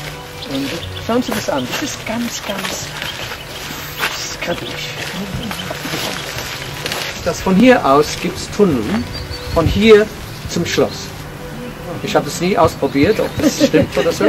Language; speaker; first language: German; non-native, fluent; English